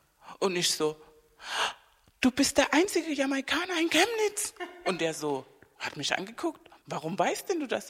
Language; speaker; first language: German; non-native, fluent; Spanish